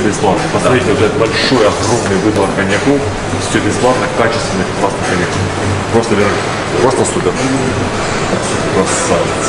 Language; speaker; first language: Russian; native; Russian